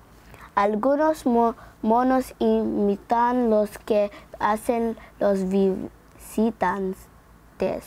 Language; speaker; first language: Spanish; non-native, learner; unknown